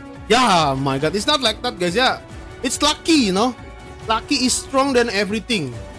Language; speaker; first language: English; non-native, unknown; Indonesian